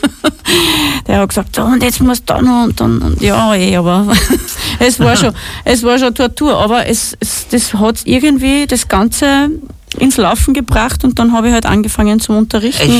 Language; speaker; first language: German; native; German